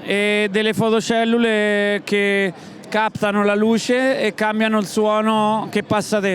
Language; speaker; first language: Italian; native; Italian